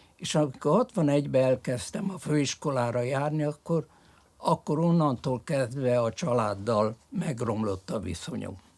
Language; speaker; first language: Hungarian; early bilingual, other home language; French